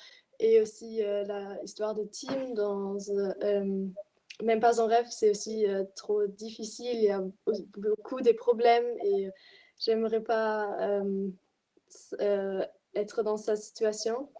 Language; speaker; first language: French; non-native, fluent; German